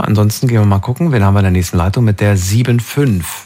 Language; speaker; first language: German; native; German